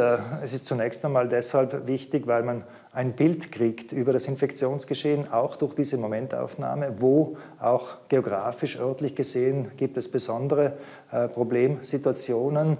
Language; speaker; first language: German; native; German